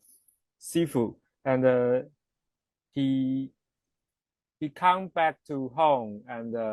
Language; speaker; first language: English; non-native, learner; Chinese